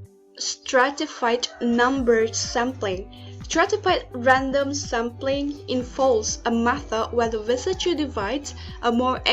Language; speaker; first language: English; non-native, learner; Indonesian